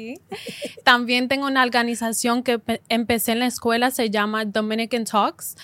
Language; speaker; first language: Spanish; early bilingual, heritage; Spanish